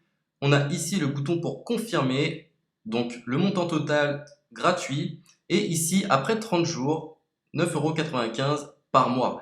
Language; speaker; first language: French; native; French